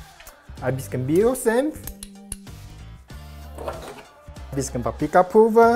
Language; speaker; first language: German; non-native, learner; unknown